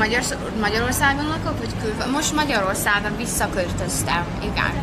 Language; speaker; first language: Hungarian; early bilingual, heritage; Hungarian